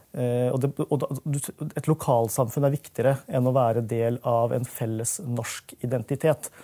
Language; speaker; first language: Norwegian; early bilingual, other home language; Urdu